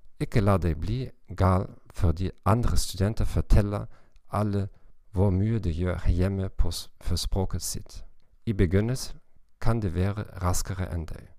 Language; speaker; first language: Norwegian; non-native, learner; German